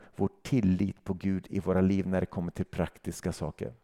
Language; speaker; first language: Swedish; native; Swedish